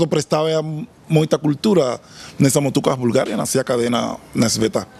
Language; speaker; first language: Bulgarian; non-native, learner; Spanish